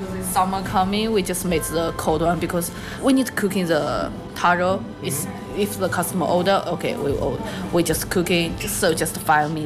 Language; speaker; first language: English; non-native, learner; Chinese